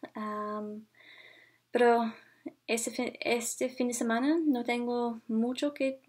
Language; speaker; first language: Spanish; non-native, learner; English